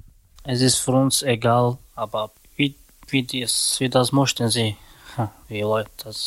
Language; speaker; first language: German; non-native, learner; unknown